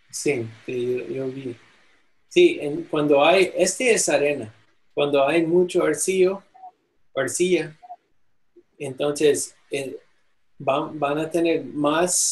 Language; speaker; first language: Spanish; non-native, fluent; English